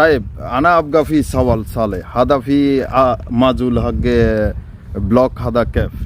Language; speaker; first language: Arabic; non-native, learner; Bangla